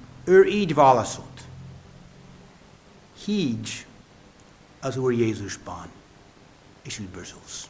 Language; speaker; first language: Hungarian; non-native, fluent; English